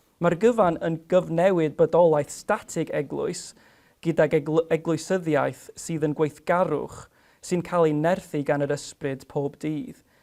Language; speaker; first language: Welsh; non-native, fluent; English